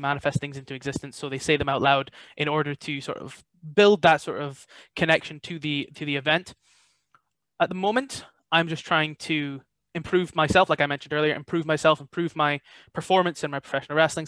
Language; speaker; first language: English; native; English